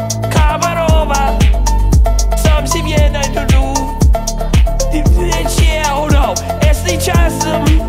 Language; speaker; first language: Russian; non-native, learner; English